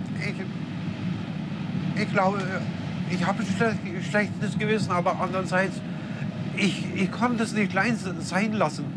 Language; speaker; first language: German; non-native, fluent; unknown